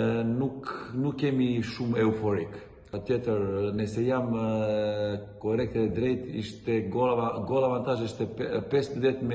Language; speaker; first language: Albanian; non-native, learner; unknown